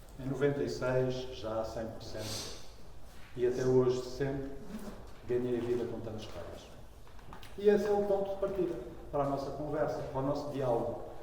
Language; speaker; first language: Portuguese; native; Portuguese